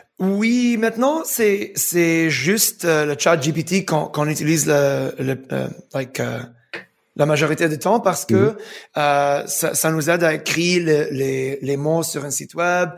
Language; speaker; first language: French; early bilingual, heritage; French